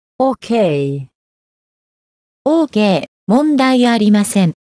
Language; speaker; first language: Japanese; native; Japanese